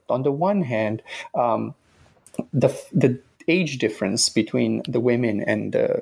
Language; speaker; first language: English; non-native, fluent; Romanian